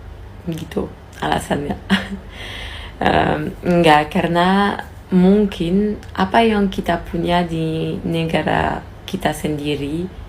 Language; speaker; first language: Indonesian; non-native, fluent; French